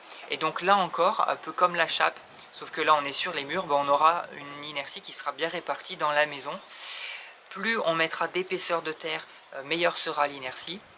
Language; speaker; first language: French; native; French